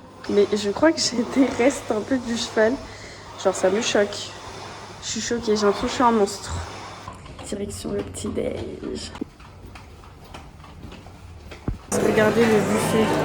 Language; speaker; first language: French; native; French